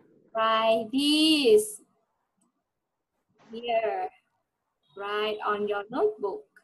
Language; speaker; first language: English; non-native, fluent; Vietnamese